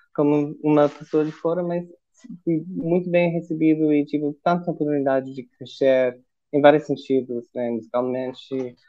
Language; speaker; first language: Portuguese; non-native, fluent; English